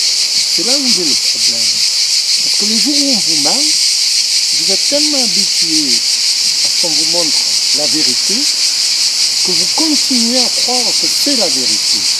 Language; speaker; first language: French; native; French